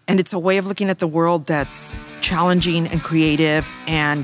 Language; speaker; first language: English; native; English